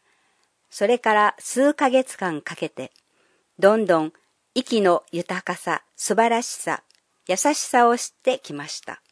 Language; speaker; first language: Japanese; non-native, fluent; English